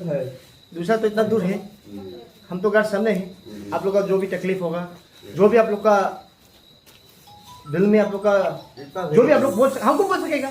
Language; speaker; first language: Hindi; non-native, local second language; Garo